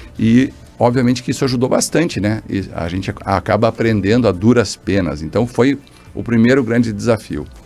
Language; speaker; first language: Portuguese; native; Portuguese